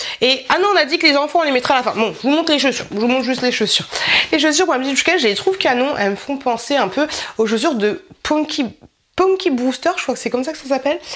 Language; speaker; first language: French; native; French